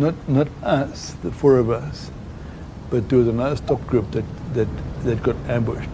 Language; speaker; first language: English; native; English